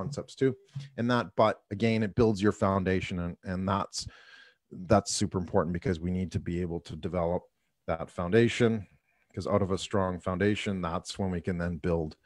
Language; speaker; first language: English; native; English